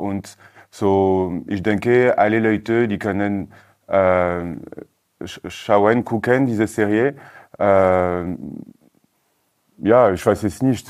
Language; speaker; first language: German; non-native, learner; French